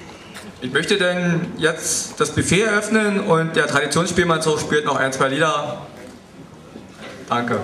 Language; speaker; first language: German; native; German